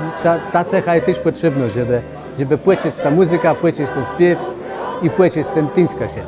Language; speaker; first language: Polish; non-native, local second language; Kashubian